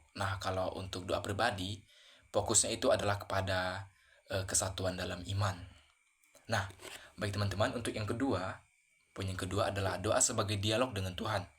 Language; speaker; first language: Indonesian; native; Indonesian